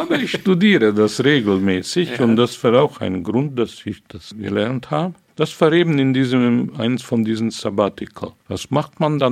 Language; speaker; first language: German; non-native, fluent; Hungarian